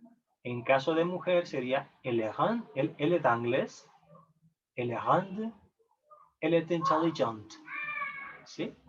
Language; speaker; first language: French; non-native, learner; Spanish